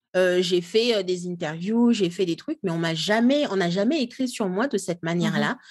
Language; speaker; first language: French; non-native, local second language; Lingala